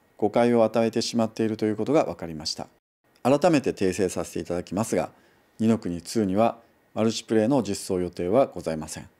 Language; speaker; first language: Japanese; native; Japanese